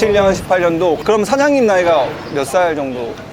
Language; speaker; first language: Korean; native; Korean